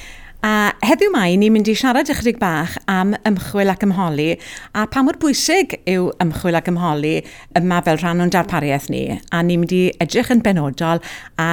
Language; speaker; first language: Welsh; native; Welsh